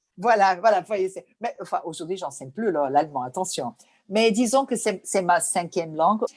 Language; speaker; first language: French; non-native, fluent; Portuguese